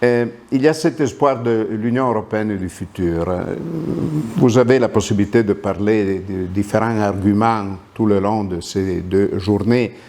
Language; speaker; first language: French; non-native, local second language; Italian